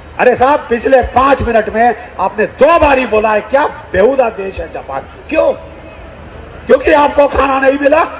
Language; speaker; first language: Hindi; native; Hindi